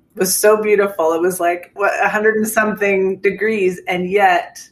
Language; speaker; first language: English; native; English